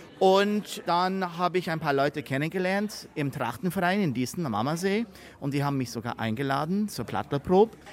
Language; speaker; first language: German; non-native, fluent; English